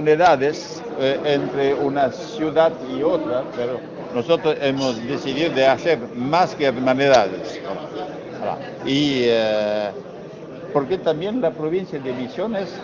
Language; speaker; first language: Spanish; non-native, learner; French